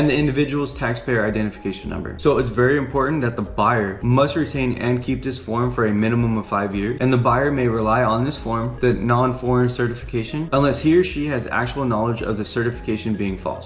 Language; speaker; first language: English; native; English